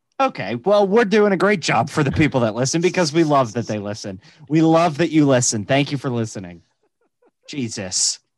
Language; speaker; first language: English; native; English